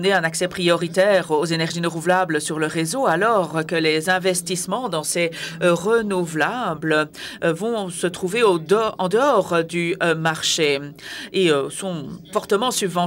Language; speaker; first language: French; native; French